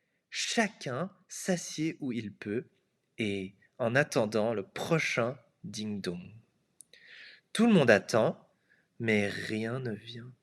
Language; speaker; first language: French; non-native, fluent; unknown